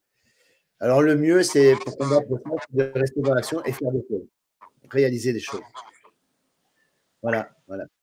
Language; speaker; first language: French; native; French